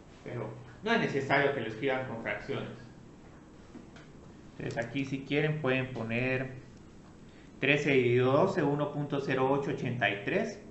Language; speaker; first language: Spanish; native; Spanish